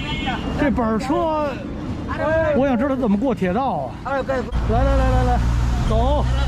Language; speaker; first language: Chinese; native; Chinese